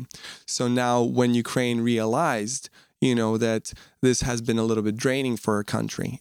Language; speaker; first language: English; non-native, fluent; Ukrainian